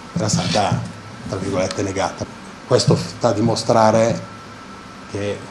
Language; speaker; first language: Italian; native; Italian